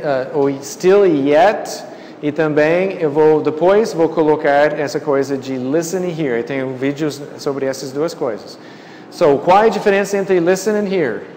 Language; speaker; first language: Portuguese; non-native, fluent; English